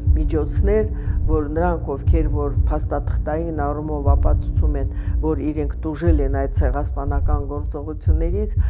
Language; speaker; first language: Armenian; native; Armenian